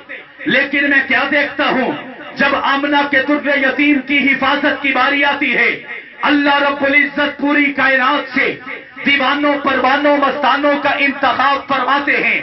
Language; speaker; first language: Urdu; non-native, local second language; Punjabi